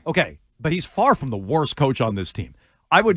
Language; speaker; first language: English; native; English